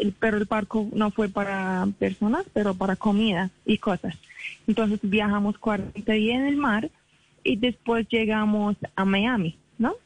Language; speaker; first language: Spanish; non-native, learner; Arabic